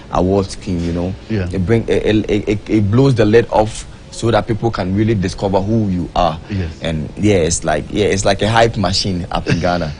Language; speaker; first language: English; non-native, local second language; Akan